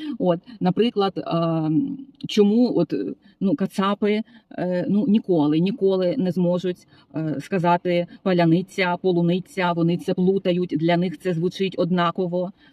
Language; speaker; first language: Ukrainian; non-native, local second language; Russian